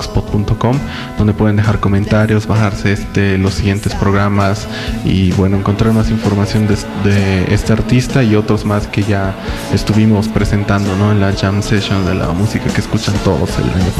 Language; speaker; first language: Spanish; native; Spanish